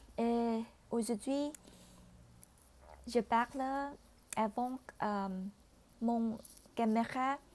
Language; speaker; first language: French; non-native, learner; Vietnamese